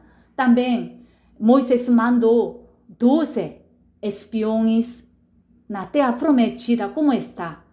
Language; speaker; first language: Portuguese; non-native, learner; Korean